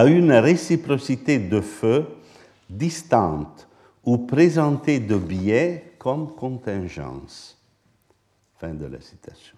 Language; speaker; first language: French; non-native, fluent; Italian